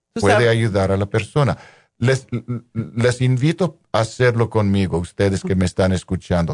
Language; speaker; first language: Spanish; non-native, local second language; English